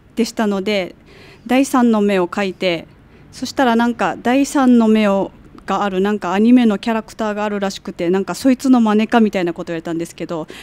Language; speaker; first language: Japanese; native; Japanese